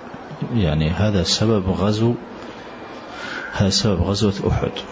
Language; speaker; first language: Arabic; native; Arabic